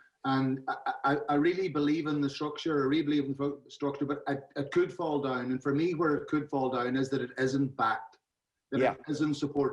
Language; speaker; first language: English; native; English